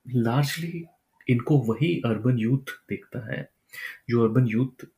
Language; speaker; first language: Hindi; native; Hindi